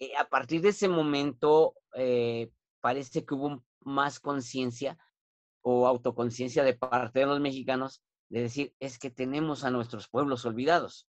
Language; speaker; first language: Spanish; non-native, local second language; Nahuatl languages